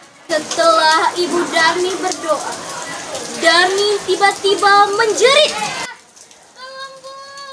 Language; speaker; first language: Indonesian; non-native, local second language; Balinese